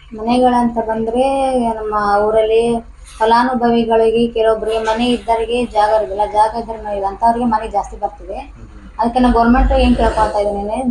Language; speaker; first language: Kannada; native; Kannada